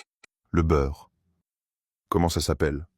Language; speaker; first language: French; non-native, fluent; Pashto